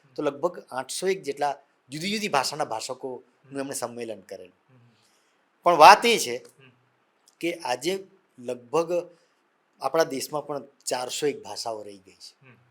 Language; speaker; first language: Gujarati; non-native, local second language; Vasavi